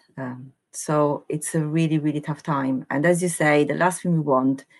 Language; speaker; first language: English; non-native, fluent; Italian